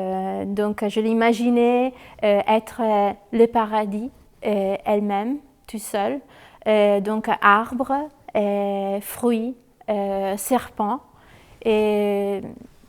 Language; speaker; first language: French; non-native, fluent; Italian